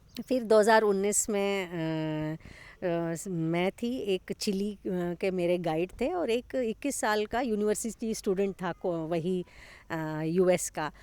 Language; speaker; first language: Hindi; non-native, local second language; Kannada